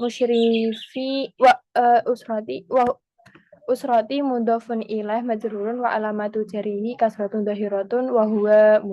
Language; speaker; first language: Arabic; non-native, learner; Indonesian